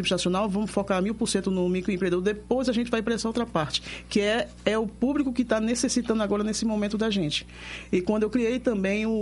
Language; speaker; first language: Portuguese; native; Portuguese